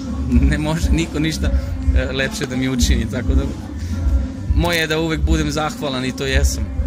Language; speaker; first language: Croatian; non-native, fluent; Macedonian